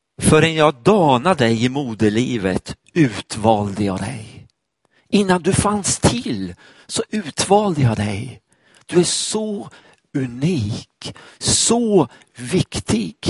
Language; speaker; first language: Swedish; native; Swedish